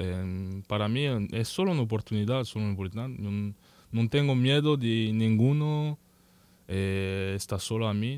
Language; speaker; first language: Spanish; non-native, learner; French